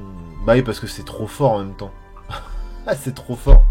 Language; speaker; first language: French; native; French